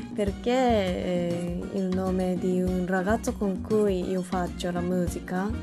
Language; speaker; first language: Italian; non-native, learner; Japanese